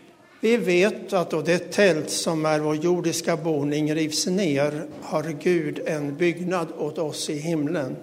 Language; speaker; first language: Swedish; native; Swedish